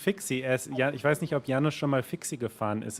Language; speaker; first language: German; native; German